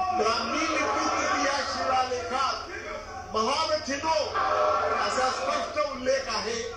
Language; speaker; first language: Marathi; native; Marathi